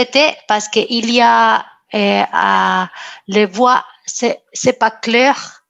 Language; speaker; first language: French; non-native, learner; Spanish